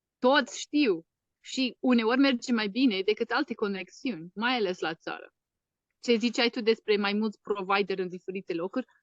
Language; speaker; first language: Romanian; non-native, fluent; English